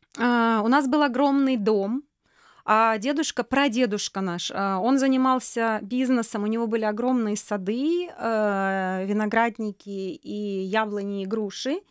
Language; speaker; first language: Russian; non-native, local second language; Crimean Tatar